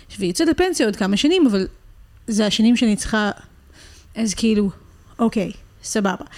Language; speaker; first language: Hebrew; native; Hebrew